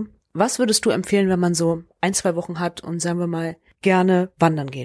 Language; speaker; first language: German; native; German